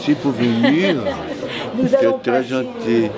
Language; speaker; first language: French; non-native, learner; Portuguese